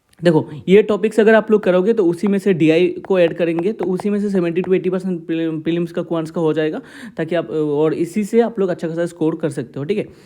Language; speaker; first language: Hindi; non-native, local second language; Assamese